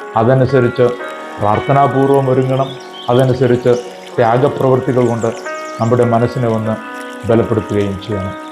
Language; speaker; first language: Malayalam; native; Malayalam